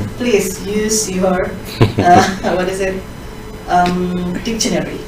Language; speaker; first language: English; non-native, fluent; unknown